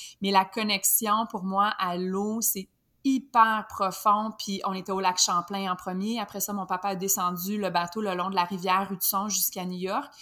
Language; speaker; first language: French; native; French